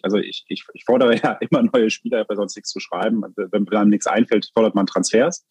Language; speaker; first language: German; native; German